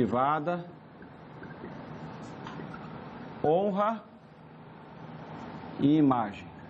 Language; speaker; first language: Portuguese; native; Portuguese